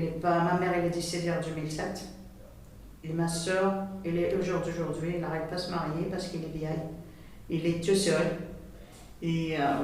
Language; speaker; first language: French; non-native, learner; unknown